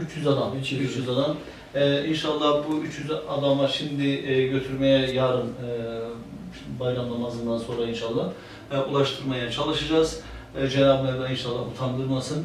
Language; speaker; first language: Turkish; native; Turkish